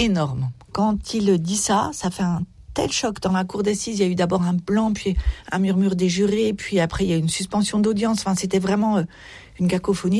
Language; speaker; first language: French; native; French